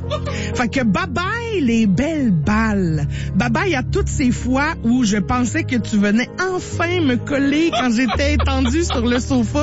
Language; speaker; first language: French; native; French